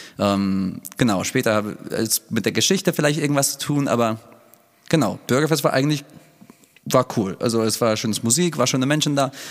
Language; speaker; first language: German; non-native, fluent; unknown